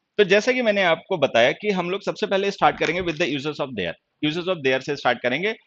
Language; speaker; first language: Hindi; native; Hindi